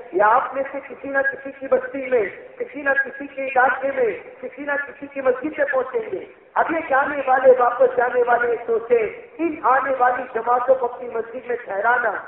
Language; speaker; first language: Urdu; native; Urdu